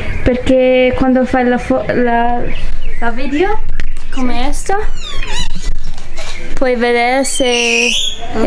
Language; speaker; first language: Spanish; non-native, learner; English